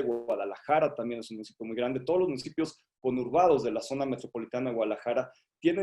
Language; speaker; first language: Spanish; native; Spanish